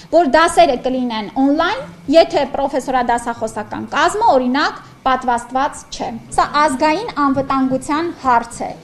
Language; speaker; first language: Armenian; native; Armenian